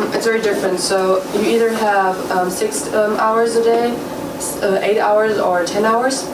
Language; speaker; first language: English; non-native, fluent; German